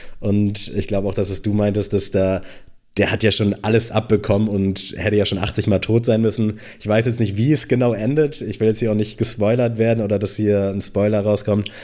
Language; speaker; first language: German; native; German